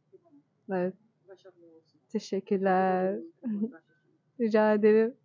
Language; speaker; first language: Turkish; non-native, fluent; Arabic